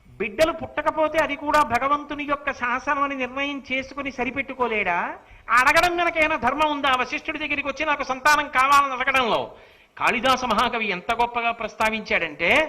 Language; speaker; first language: Telugu; native; Telugu